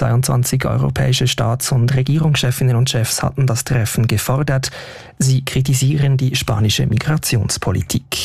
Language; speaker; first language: German; native; German